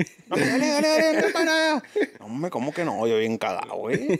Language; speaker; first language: Spanish; early bilingual, heritage; Spanish